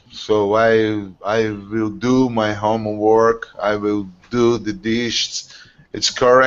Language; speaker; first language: English; non-native, learner; Portuguese